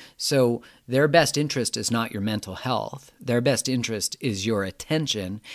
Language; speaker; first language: English; native; English